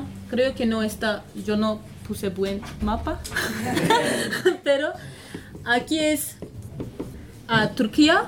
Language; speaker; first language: Spanish; non-native, learner; Kurdish